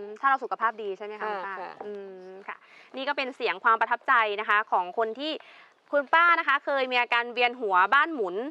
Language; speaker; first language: Thai; native; Thai